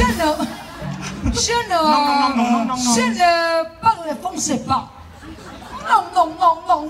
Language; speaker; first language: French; non-native, learner; Thai